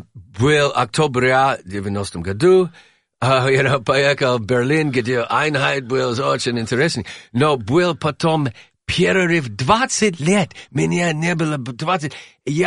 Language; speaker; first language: Russian; non-native, learner; English